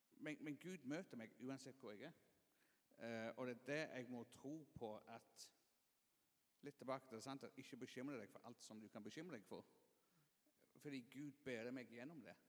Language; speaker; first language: Norwegian; non-native, fluent; English